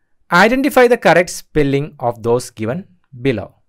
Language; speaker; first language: English; non-native, local second language; Malayalam